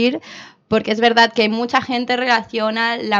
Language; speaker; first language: English; non-native, fluent; Spanish